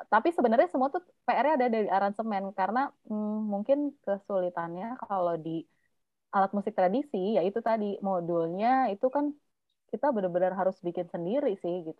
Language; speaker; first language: Indonesian; native; Indonesian